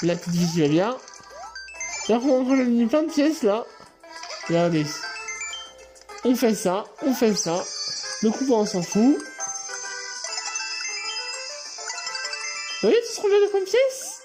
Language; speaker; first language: French; native; French